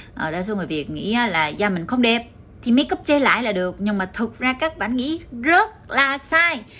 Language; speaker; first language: Vietnamese; early bilingual, heritage; Korean